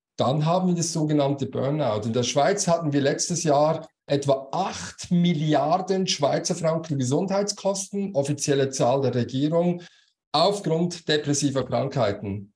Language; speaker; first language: German; native; German